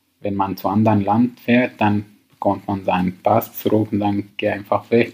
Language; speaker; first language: German; non-native, learner; Arabic